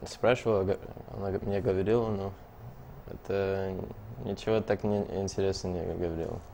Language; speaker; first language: Russian; early bilingual, heritage; Russian